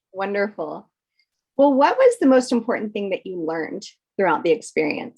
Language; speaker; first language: English; native; English